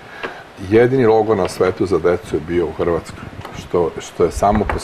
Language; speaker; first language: Croatian; native; Croatian